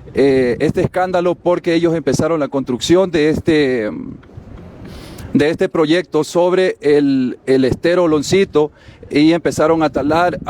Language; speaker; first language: Spanish; native; Spanish